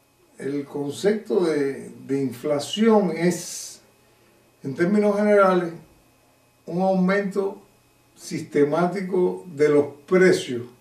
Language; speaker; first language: Spanish; native; Spanish